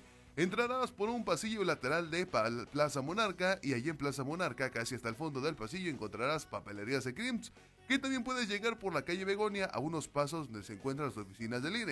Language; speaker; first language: Spanish; native; Spanish